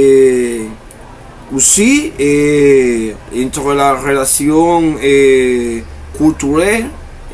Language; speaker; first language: French; non-native, learner; Spanish